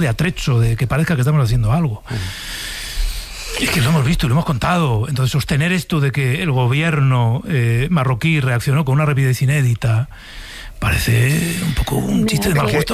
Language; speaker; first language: Spanish; native; Spanish